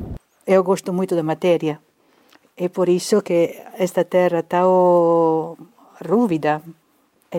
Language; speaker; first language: Portuguese; non-native, fluent; Italian